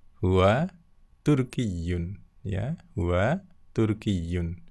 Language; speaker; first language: Arabic; non-native, fluent; Indonesian